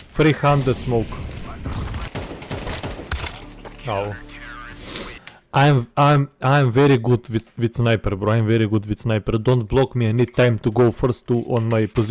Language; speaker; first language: English; non-native, learner; Macedonian